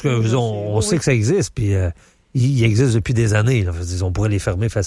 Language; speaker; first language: French; native; French